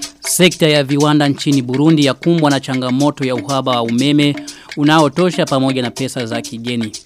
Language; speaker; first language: Swahili; non-native, local second language; Rundi